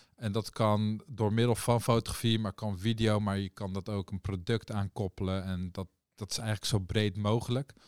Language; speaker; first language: Dutch; early bilingual, other home language; Persian